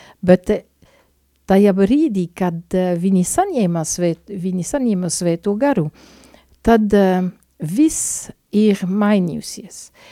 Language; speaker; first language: Latvian; non-native, fluent; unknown